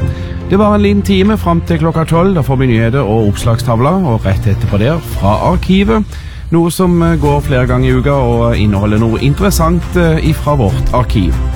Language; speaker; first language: Norwegian; native; Norwegian